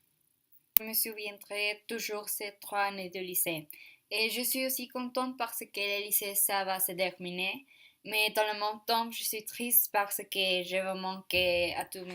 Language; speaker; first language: French; non-native, learner; Spanish